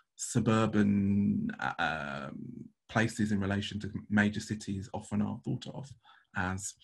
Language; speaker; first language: English; native; English